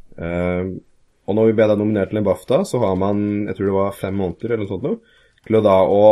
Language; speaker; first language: Norwegian; native; Norwegian